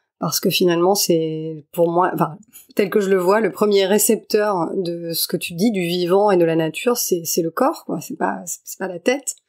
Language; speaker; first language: French; native; French